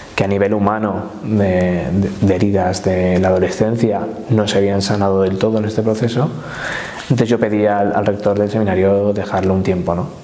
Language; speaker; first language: Spanish; native; Spanish